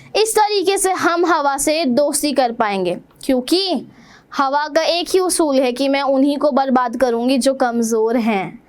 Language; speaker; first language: Hindi; native; Hindi